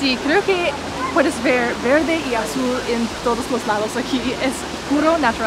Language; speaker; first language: Spanish; non-native, fluent; English